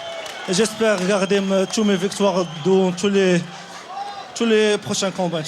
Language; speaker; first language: French; non-native, local second language; Arabic